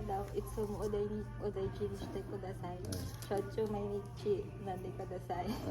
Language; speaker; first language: Japanese; non-native, learner; Filipino